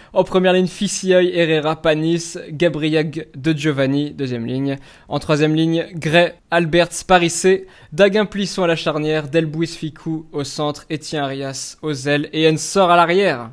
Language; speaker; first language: French; native; French